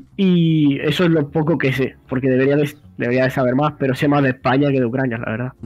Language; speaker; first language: Spanish; early bilingual, other home language; Russian